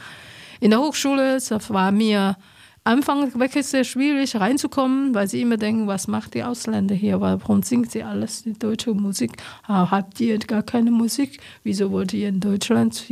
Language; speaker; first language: German; non-native, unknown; Chinese